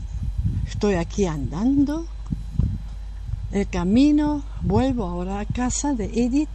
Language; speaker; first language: Spanish; non-native, fluent; German